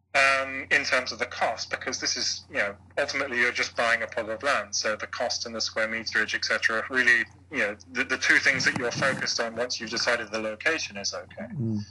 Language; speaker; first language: English; native; English